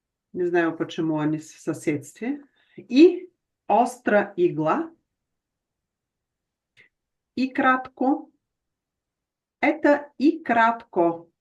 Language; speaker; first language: Russian; non-native, fluent; Bulgarian